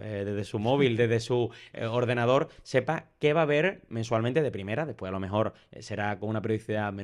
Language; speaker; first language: Spanish; native; Spanish